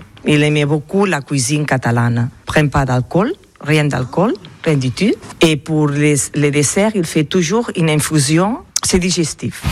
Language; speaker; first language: French; non-native, learner; Catalan